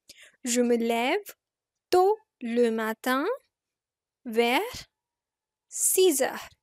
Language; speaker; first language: French; non-native, fluent; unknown